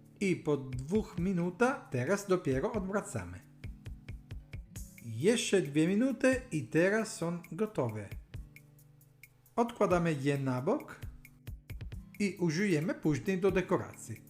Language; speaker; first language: Polish; non-native, learner; Italian